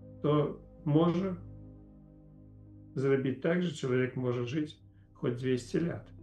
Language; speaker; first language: Polish; non-native, learner; Ukrainian